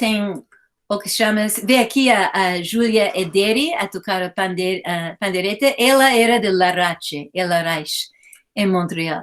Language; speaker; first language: Portuguese; non-native, fluent; English